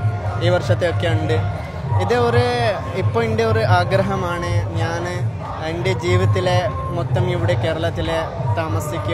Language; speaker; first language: Malayalam; non-native, local second language; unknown